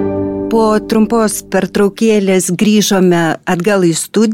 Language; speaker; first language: Lithuanian; native; Lithuanian